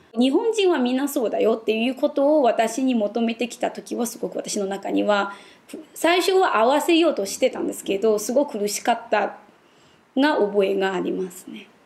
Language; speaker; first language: Japanese; non-native, fluent; Chinese